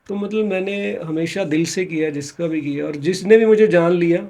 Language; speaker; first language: Hindi; non-native, local second language; Punjabi